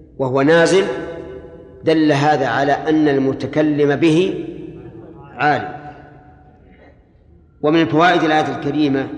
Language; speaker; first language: Arabic; native; Arabic